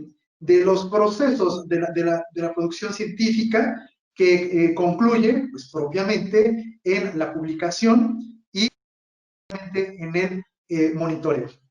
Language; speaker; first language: Spanish; native; Spanish